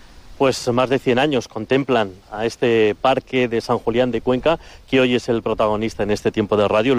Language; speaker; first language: Spanish; native; Spanish